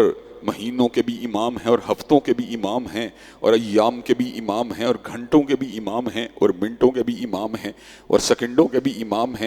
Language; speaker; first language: Urdu; native; Urdu